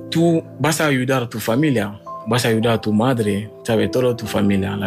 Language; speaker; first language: Spanish; non-native, learner; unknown